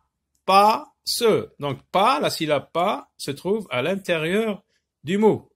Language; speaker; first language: French; non-native, local second language; Arabic